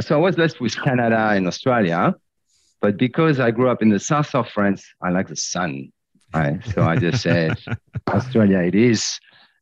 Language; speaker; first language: English; non-native, fluent; French